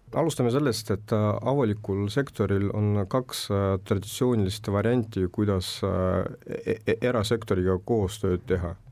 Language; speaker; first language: Estonian; non-native, local second language; Russian